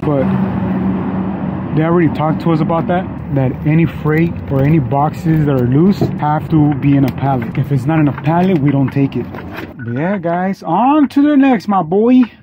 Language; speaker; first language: English; early bilingual, other home language; Spanish